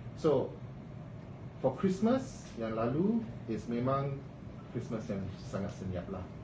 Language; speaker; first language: Malay; non-native, local second language; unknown